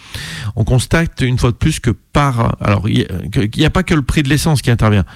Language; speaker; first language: French; native; French